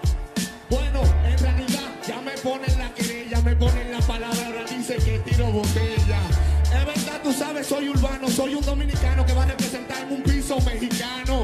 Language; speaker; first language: Spanish; native; Spanish